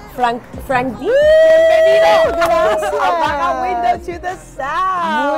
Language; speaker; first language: Spanish; native; Spanish